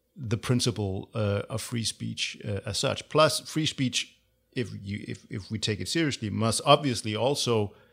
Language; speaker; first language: English; non-native, fluent; Danish